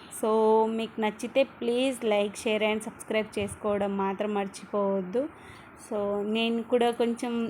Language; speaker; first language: Telugu; non-native, local second language; Lambadi